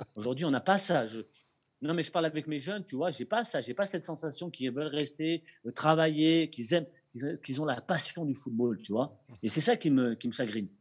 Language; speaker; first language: French; native; French